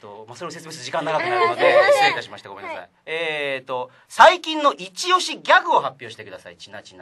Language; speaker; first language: Japanese; native; Japanese